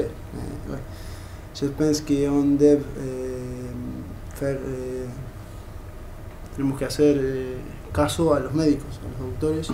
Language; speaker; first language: French; non-native, learner; Spanish